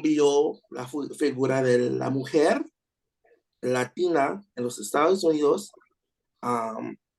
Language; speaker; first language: Spanish; non-native, learner; English